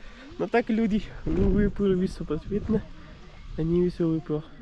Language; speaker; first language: Russian; non-native, learner; Urdu